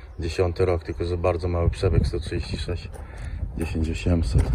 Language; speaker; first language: Polish; native; Polish